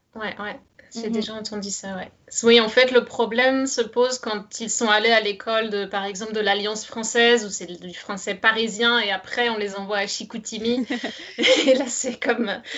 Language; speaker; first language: French; native; French